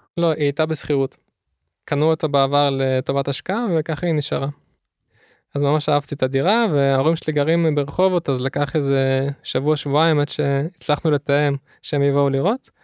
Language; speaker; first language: Hebrew; early bilingual, other home language; Russian